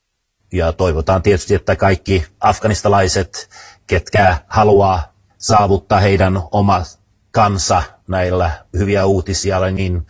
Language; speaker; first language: Finnish; early bilingual, other home language; Swedish